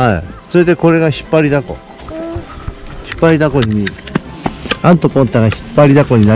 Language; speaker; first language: Japanese; native; Japanese